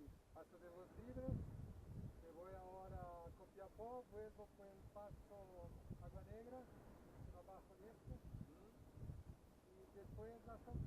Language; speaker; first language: Spanish; non-native, learner; Portuguese